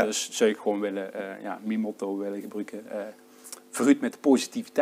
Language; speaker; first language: Dutch; native; Dutch